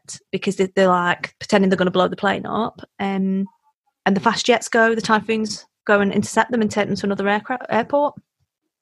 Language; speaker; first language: English; native; English